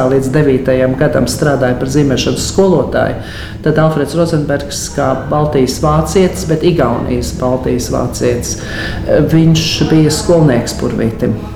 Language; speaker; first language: Latvian; native; Latvian